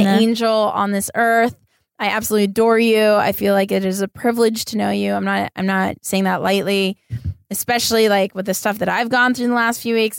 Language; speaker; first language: English; native; English